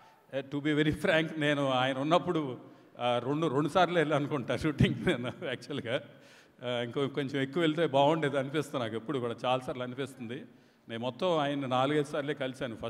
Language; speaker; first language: Telugu; native; Telugu